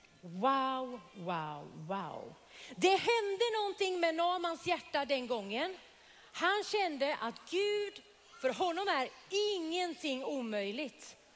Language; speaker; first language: Swedish; native; Swedish